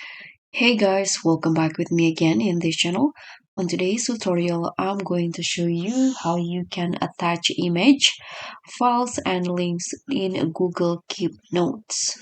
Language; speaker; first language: English; non-native, fluent; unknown